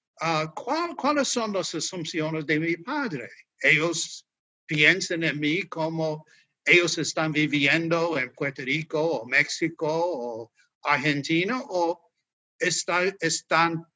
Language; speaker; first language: Spanish; non-native, learner; English